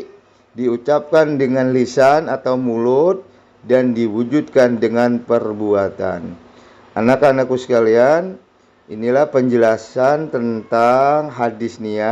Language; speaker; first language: Indonesian; native; Indonesian